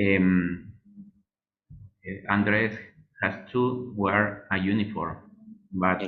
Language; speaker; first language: English; non-native, learner; Spanish